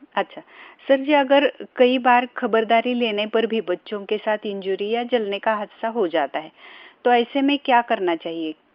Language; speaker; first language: Hindi; non-native, local second language; Marathi